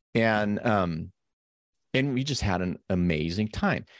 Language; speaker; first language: English; native; English